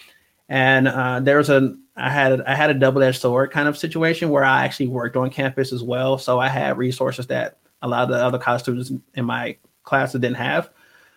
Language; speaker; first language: English; native; English